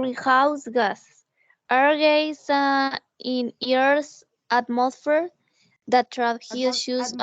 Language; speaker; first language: English; non-native, learner; Spanish